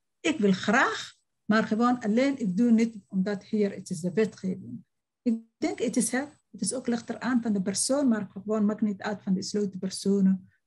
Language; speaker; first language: Dutch; non-native, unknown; Somali